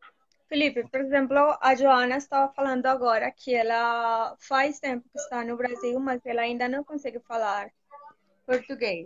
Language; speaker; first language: Portuguese; non-native, fluent; Spanish